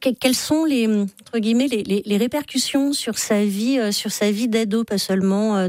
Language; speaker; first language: French; native; French